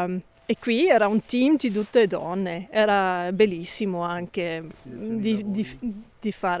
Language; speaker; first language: Italian; non-native, fluent; English